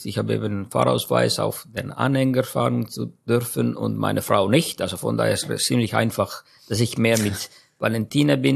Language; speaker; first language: German; non-native, fluent; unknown